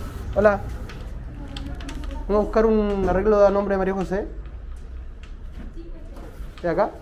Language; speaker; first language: Spanish; native; Spanish